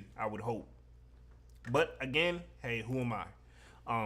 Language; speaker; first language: English; native; English